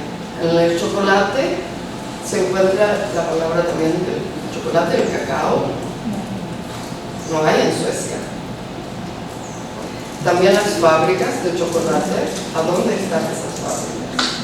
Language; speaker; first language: Spanish; early bilingual, heritage; Spanish